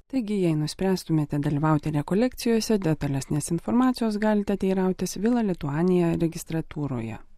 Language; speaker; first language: Lithuanian; native; Lithuanian